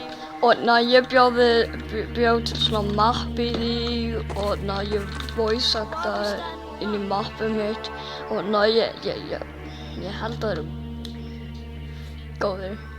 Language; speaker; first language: Icelandic; early bilingual, heritage; English